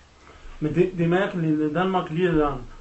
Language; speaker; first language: Danish; non-native, learner; Arabic